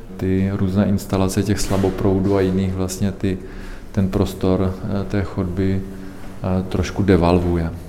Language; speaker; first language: Czech; native; Czech